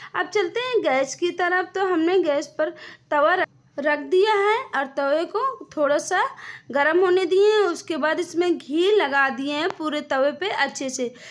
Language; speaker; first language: Hindi; native; Hindi